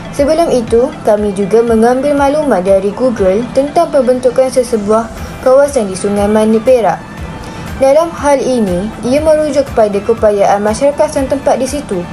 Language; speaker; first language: Malay; native; Malay